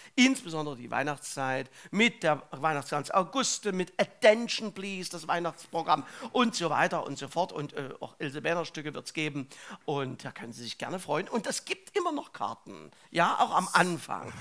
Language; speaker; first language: German; native; German